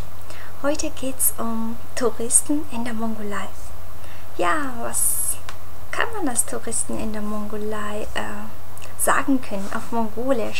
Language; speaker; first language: German; non-native, fluent; Mongolian